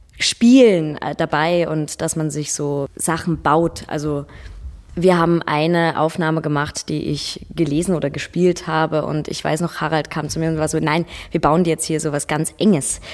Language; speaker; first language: German; native; German